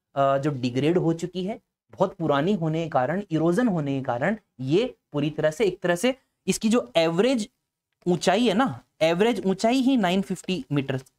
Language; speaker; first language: Hindi; native; Hindi